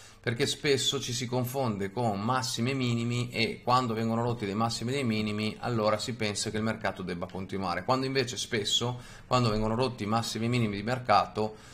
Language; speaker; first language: Italian; native; Italian